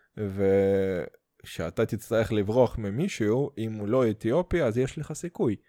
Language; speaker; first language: Hebrew; non-native, fluent; Russian